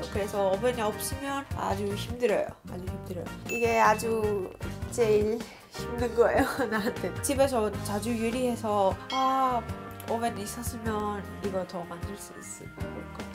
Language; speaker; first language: Korean; non-native, learner; Greek